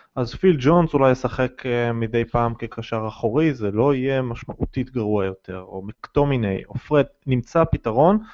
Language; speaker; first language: Hebrew; native; Hebrew